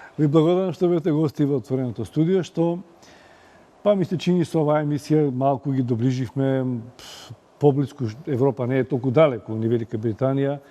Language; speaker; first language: Macedonian; native; Macedonian